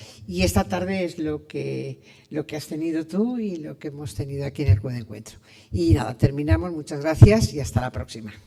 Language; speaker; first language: Spanish; native; Spanish